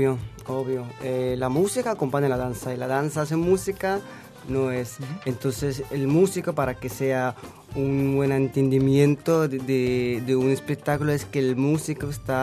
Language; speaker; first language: Spanish; non-native, fluent; Arabic